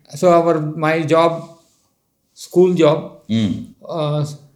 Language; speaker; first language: English; non-native, local second language; Marathi